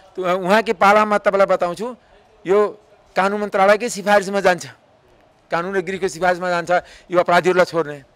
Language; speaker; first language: Nepali; non-native, local second language; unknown